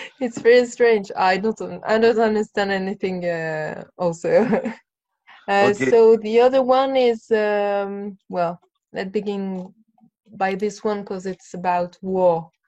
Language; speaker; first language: English; non-native, learner; French